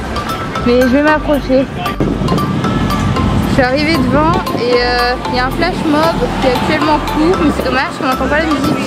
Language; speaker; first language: French; native; French